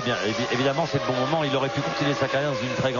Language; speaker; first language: French; native; French